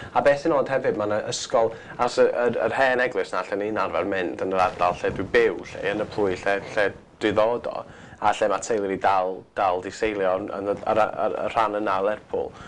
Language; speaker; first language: Welsh; non-native, local second language; English